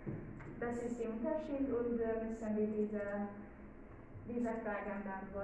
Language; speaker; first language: German; non-native, learner; Hungarian